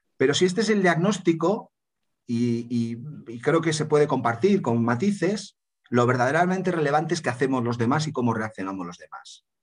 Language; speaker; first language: Spanish; native; Spanish